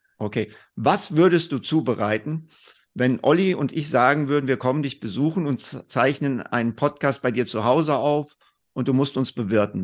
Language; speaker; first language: German; native; German